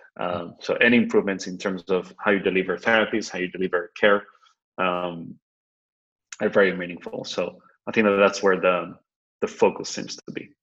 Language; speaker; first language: English; non-native, fluent; Spanish